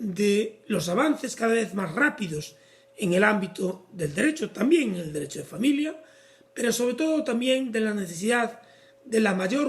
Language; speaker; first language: Spanish; native; Spanish